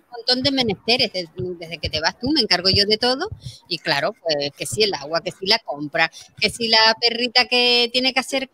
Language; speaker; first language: Spanish; native; Spanish